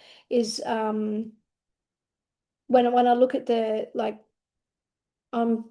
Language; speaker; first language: English; native; English